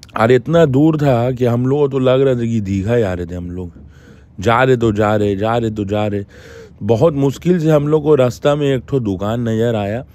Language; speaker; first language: Hindi; native; Hindi